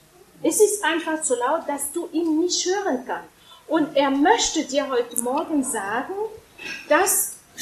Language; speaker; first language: German; non-native, fluent; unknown